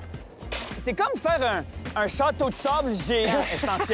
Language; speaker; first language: French; native; French